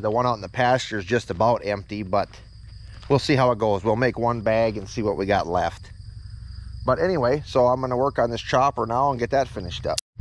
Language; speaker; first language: English; native; English